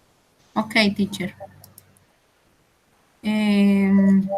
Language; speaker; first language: English; non-native, learner; Spanish